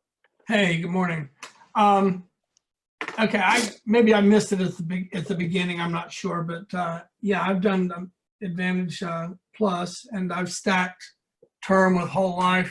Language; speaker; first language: English; native; English